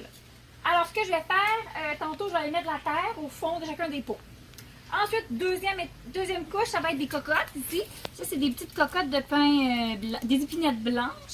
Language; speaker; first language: French; native; French